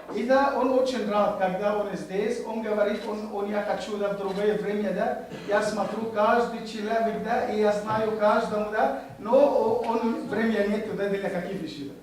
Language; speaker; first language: Russian; non-native, learner; Arabic